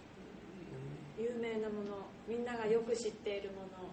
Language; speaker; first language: Japanese; native; Japanese